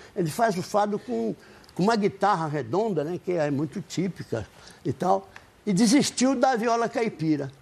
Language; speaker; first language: Portuguese; native; Portuguese